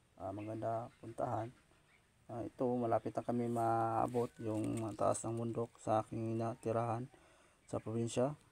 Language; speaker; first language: Filipino; non-native, local second language; Cebuano